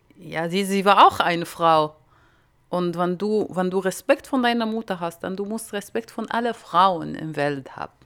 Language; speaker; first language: German; non-native, fluent; Arabic